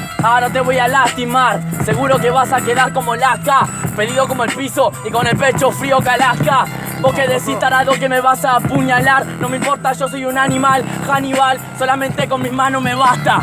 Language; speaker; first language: Spanish; native; Spanish